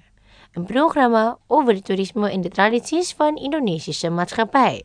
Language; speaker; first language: Dutch; non-native, fluent; Indonesian